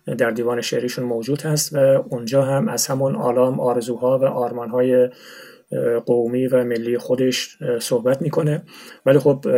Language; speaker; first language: Persian; non-native, local second language; Turkmen